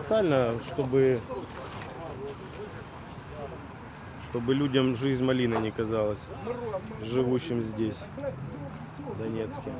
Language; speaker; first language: Russian; native; Russian